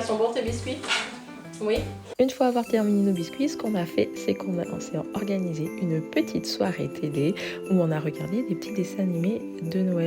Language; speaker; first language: French; native; French